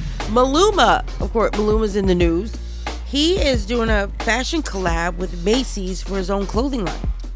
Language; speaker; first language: English; native; English